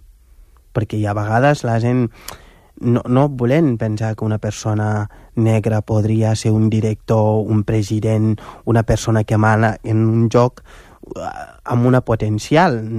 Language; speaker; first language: Catalan; non-native, fluent; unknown